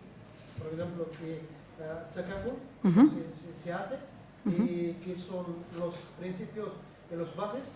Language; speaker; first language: Spanish; non-native, fluent; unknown